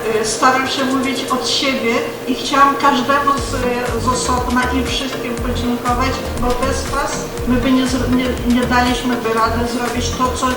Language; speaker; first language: Polish; non-native, fluent; Ukrainian